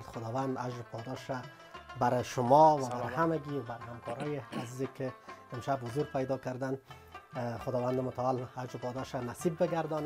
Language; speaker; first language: Persian; native; Persian